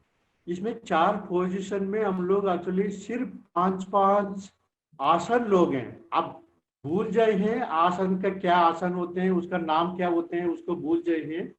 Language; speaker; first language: Hindi; non-native, local second language; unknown